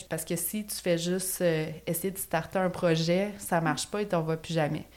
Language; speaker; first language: French; native; French